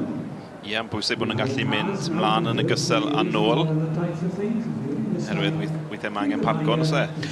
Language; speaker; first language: Welsh; native; Welsh